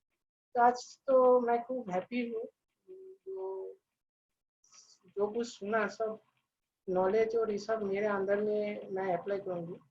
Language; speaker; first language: Hindi; non-native, local second language; Bangla